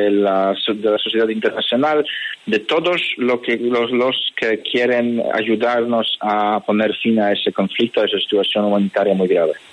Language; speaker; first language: Spanish; non-native, fluent; Polish